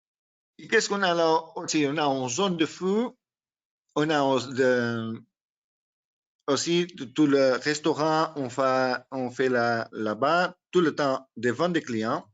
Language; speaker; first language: French; non-native, learner; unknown